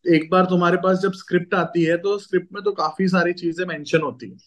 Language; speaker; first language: Hindi; non-native, local second language; Gujarati